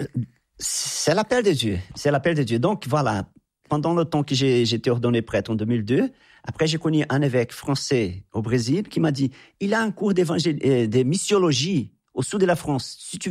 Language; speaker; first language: French; non-native, fluent; Portuguese